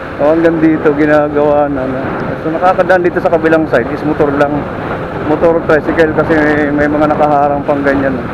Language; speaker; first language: Filipino; native; Filipino